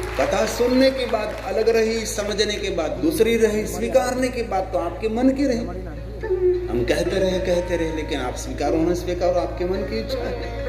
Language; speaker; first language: Hindi; non-native, local second language; Gujarati